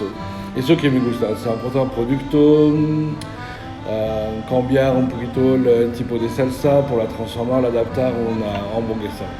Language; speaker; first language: Spanish; non-native, learner; French